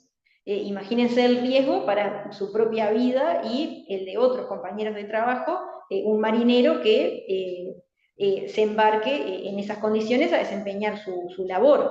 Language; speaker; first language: Spanish; native; Spanish